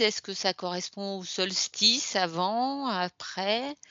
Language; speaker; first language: French; native; French